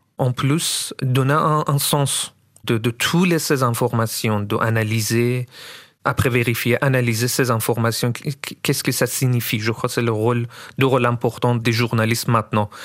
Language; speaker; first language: French; non-native, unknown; Persian